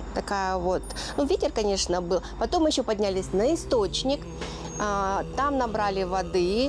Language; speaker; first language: Russian; native; Russian